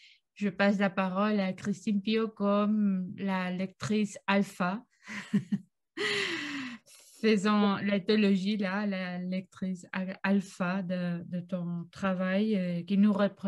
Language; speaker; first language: French; non-native, fluent; Catalan